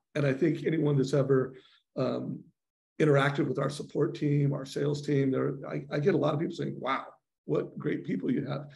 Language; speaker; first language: English; native; English